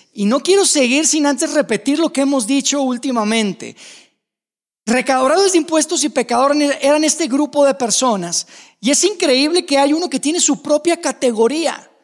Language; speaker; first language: Spanish; native; Spanish